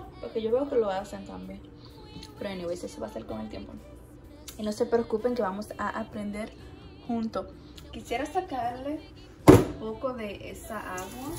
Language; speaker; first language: Spanish; early bilingual, heritage; Spanish